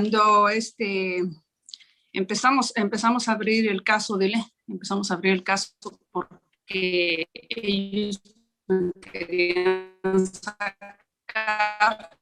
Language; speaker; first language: Spanish; native; Spanish